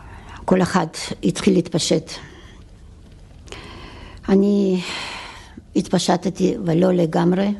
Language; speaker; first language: Hebrew; non-native, fluent; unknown